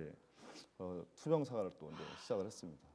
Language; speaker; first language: Korean; native; Korean